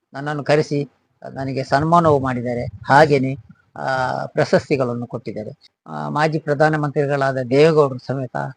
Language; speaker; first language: Kannada; native; Kannada